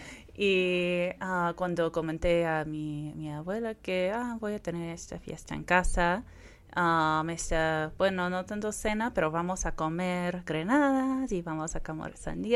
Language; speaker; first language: Spanish; non-native, fluent; English